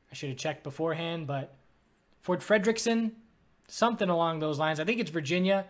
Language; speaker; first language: English; native; English